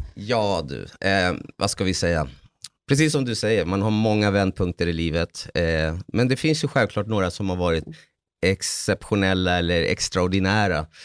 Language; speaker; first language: Swedish; early bilingual, other home language; Spanish